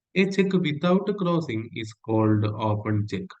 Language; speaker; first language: English; non-native, local second language; Malayalam